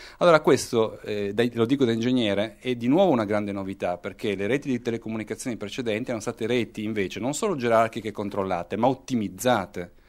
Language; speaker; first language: Italian; native; Italian